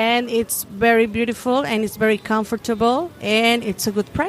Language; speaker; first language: English; non-native, learner; Spanish